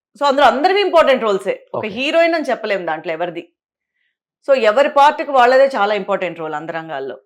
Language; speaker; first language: Telugu; native; Telugu